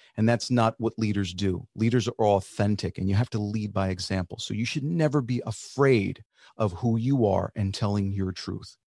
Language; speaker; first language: English; early bilingual, other home language; Spanish